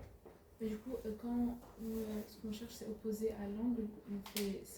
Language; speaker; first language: French; native; French